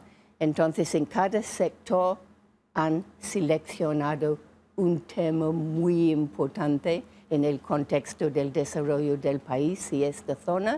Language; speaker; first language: Spanish; non-native, fluent; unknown